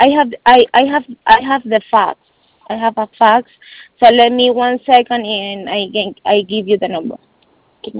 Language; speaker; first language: English; non-native, learner; Spanish